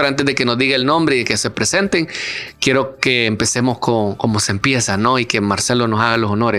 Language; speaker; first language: Spanish; native; Spanish